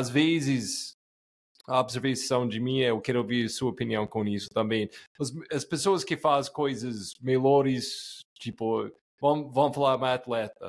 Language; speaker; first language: Portuguese; non-native, fluent; English